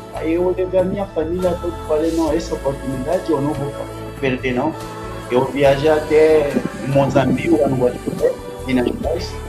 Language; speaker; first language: Portuguese; non-native, learner; French